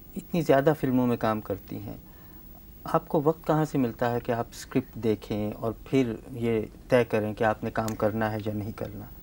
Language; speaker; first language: Hindi; native; Hindi